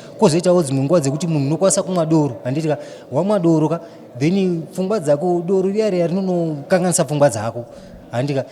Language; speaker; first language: Shona; early bilingual, other home language; Nyanja